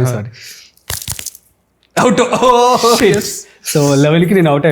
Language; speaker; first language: Telugu; native; Telugu